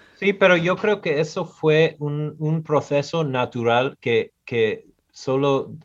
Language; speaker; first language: Spanish; early bilingual, heritage; Spanish